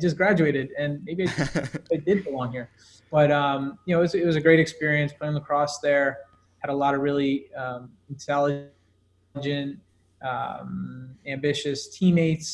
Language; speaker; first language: English; native; English